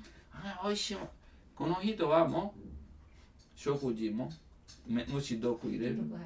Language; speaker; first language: Japanese; non-native, learner; Italian